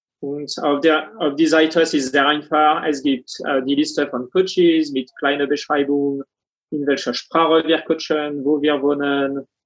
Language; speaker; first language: German; non-native, fluent; French